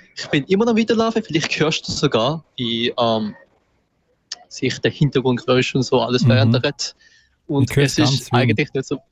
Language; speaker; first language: German; native; German